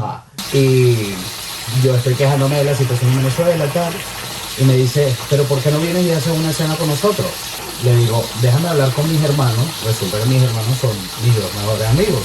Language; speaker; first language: Spanish; native; Spanish